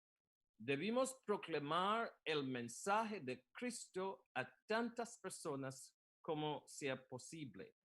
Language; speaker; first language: Spanish; non-native, learner; English